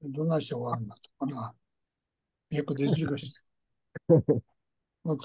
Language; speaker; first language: Japanese; early bilingual, heritage; Japanese